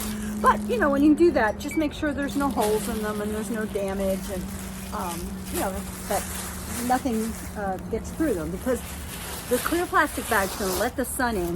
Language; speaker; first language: English; native; English